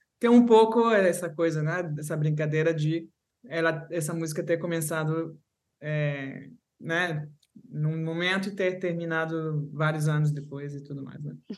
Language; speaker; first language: Portuguese; non-native, fluent; French